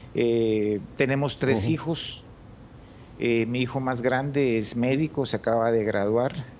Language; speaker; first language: Spanish; native; Spanish